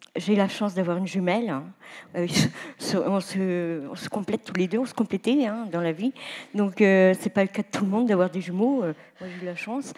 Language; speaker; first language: French; native; French